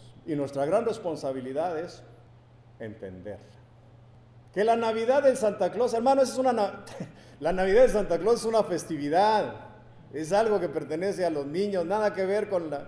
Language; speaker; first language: Spanish; native; Spanish